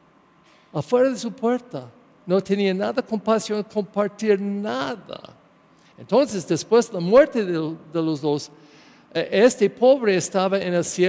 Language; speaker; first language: Spanish; non-native, learner; English